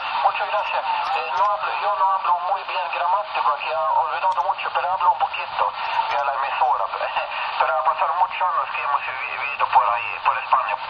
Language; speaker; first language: Spanish; non-native, learner; Swedish